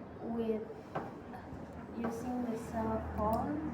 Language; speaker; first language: English; non-native, learner; Indonesian